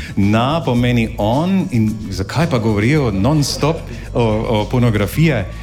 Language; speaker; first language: Slovenian; non-native, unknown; English